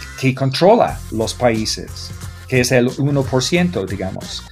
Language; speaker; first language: Spanish; non-native, learner; English